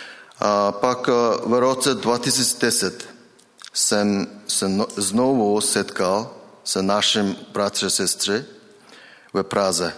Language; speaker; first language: Czech; non-native, learner; Mongolian